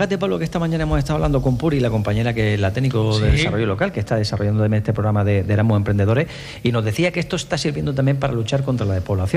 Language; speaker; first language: Spanish; native; Spanish